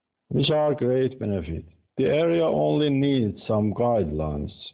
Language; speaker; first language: English; non-native, fluent; Persian